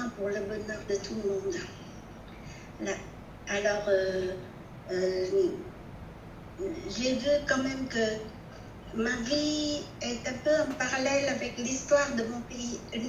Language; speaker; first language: French; non-native, local second language; Vietnamese